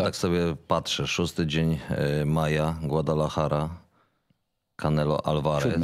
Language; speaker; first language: Polish; native; Polish